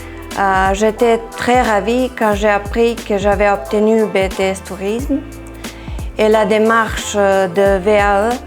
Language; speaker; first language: French; non-native, fluent; Serbian